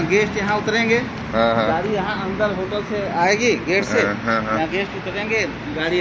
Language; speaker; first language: Hindi; native; Hindi